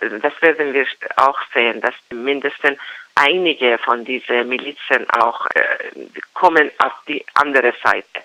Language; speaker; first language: German; non-native, fluent; Persian